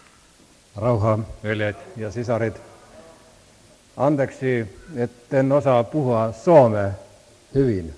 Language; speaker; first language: Finnish; non-native, learner; Estonian